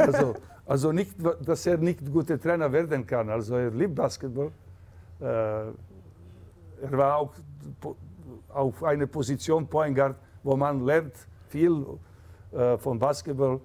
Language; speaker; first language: German; non-native, fluent; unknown